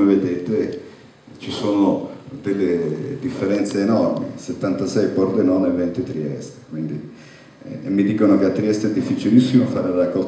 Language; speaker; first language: Italian; native; Italian